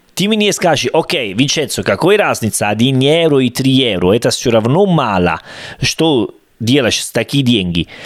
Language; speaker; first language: Russian; non-native, learner; Italian